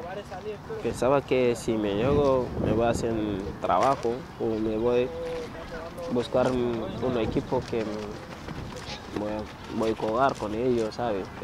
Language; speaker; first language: Spanish; non-native, learner; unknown